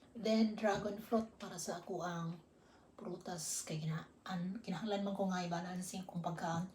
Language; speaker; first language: Filipino; non-native, local second language; Cebuano